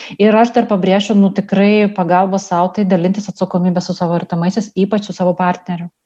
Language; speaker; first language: Lithuanian; non-native, local second language; Russian